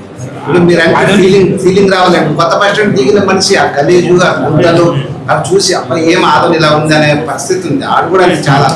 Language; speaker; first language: Telugu; native; Telugu